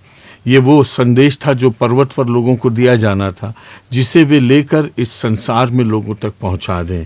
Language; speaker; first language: Hindi; native; Hindi